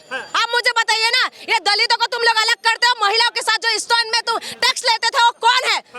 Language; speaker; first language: Hindi; non-native, local second language; Manipuri